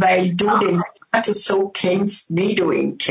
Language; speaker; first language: German; non-native, fluent; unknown